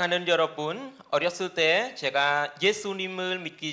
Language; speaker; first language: Korean; non-native, learner; Khmer